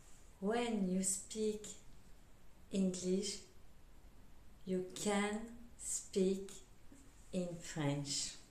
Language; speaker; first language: English; non-native, learner; French